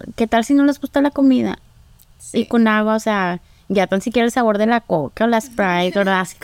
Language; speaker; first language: Spanish; early bilingual, heritage; Spanish